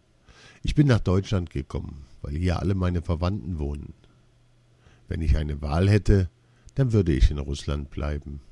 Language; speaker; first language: German; early bilingual, other home language; Russian